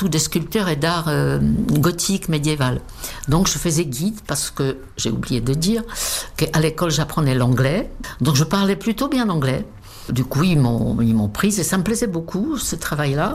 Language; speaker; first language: French; non-native, fluent; Czech